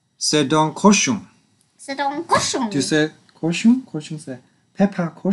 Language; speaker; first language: French; non-native, learner; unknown